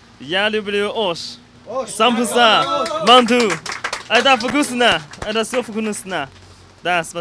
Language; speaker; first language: Russian; non-native, learner; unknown